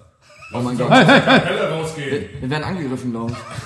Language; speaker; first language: German; native; German